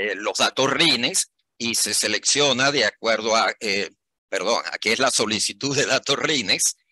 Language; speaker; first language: Spanish; native; Spanish